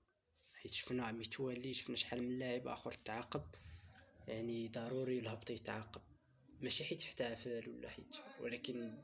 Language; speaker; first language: Arabic; native; Arabic